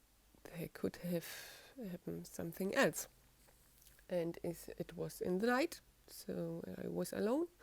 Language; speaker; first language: English; non-native, fluent; German